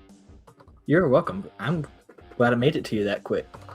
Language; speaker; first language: English; native; English